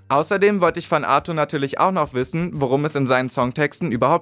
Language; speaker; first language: German; native; German